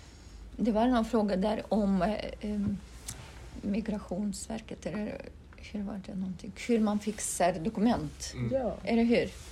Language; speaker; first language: Swedish; non-native, fluent; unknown